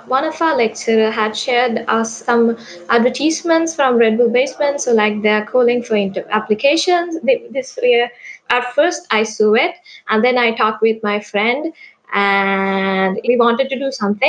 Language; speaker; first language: English; non-native, local second language; Sinhala